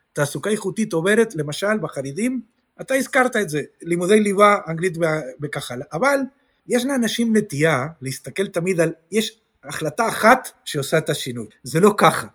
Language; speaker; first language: Hebrew; non-native, fluent; Spanish